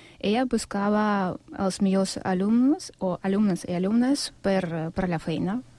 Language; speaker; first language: Catalan; non-native, fluent; Russian